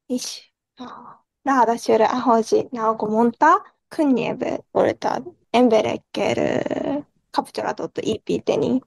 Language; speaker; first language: Hungarian; non-native, learner; Japanese